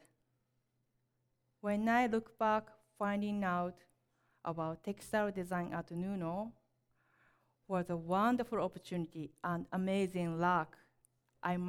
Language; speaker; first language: English; non-native, learner; Japanese